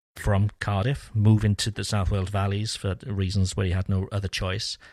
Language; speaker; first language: English; native; English